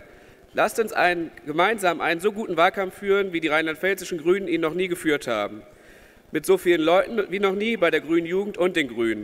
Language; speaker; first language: German; native; German